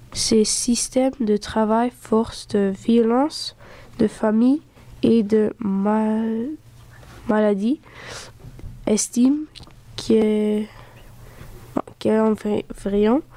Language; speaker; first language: French; early bilingual, other home language; Dutch